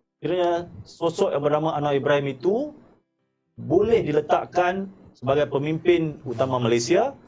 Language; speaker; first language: Malay; native; Malay